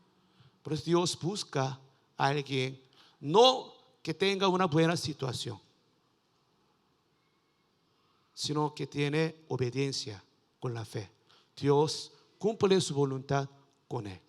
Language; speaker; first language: Spanish; non-native, learner; Korean